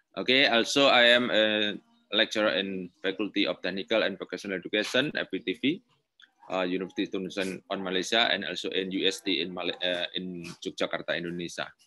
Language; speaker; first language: English; non-native, learner; Indonesian